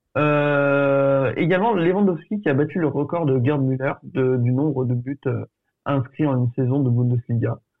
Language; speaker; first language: French; early bilingual, other home language; Portuguese